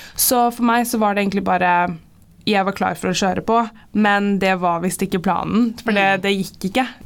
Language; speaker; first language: Norwegian; early bilingual, other home language; English